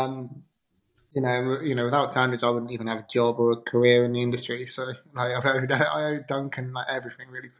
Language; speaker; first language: English; native; English